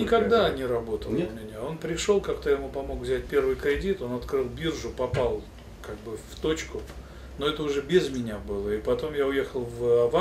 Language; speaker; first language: Russian; native; Russian